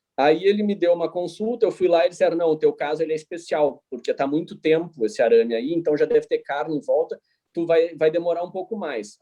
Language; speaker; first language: Portuguese; native; Portuguese